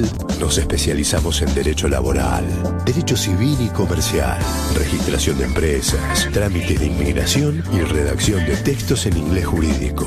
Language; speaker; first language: Spanish; native; Spanish